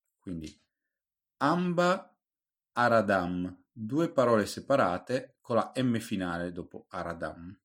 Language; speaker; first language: Italian; native; Italian